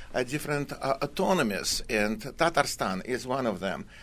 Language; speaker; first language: English; non-native, fluent; Russian